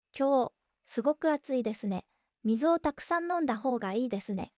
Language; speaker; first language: Japanese; native; Japanese